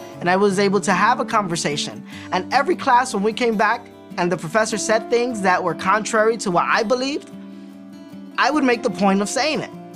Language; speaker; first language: English; early bilingual, other home language; Spanish